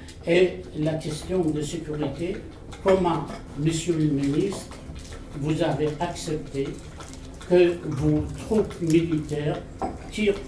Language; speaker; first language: French; non-native, fluent; Arabic